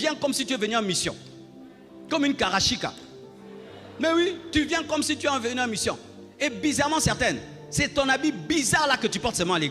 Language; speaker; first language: French; non-native, local second language; Lingala